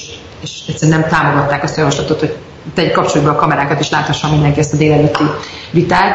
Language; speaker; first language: Hungarian; native; Hungarian